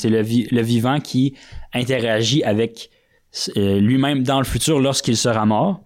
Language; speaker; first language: French; native; French